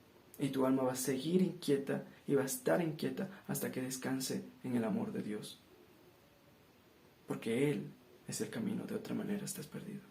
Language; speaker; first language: Spanish; native; Spanish